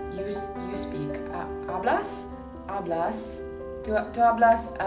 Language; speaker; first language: Spanish; non-native, learner; English